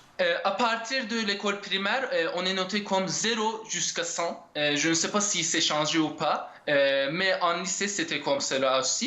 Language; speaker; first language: French; non-native, fluent; Turkish